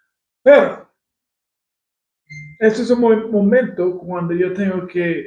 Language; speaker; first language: Spanish; non-native, fluent; English